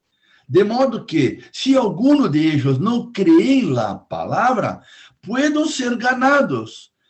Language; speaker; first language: Spanish; non-native, fluent; Portuguese